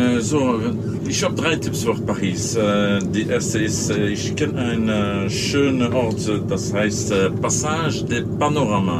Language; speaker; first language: German; non-native, learner; French